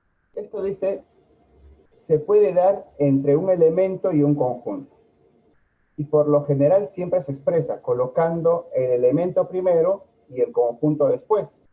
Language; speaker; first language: Spanish; native; Spanish